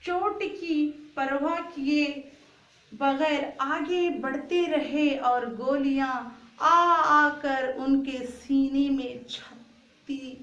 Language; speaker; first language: Hindi; non-native, local second language; Kannada